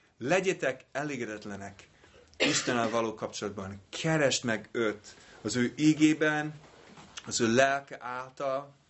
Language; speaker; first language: Hungarian; non-native, fluent; English